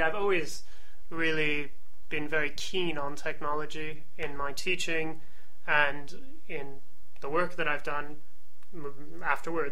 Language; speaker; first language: English; native; English